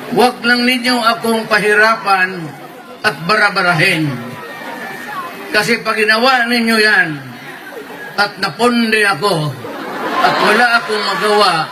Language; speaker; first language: Filipino; non-native, local second language; Cebuano